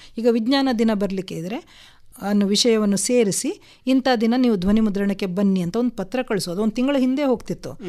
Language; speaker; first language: Kannada; non-native, local second language; Konkani